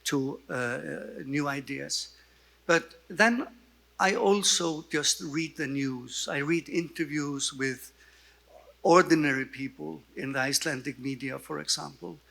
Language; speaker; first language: English; non-native, fluent; Icelandic